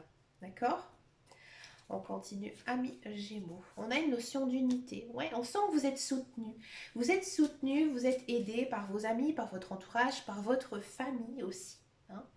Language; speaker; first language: French; native; French